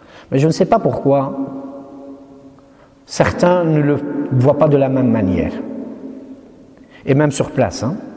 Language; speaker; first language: French; non-native, fluent; Syriac